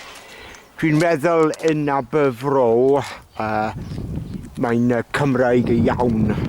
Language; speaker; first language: Welsh; non-native, learner; English